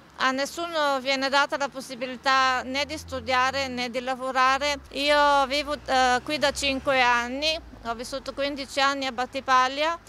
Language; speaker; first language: Italian; non-native, fluent; Bulgarian